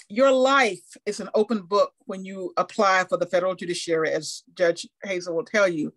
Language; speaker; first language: English; native; English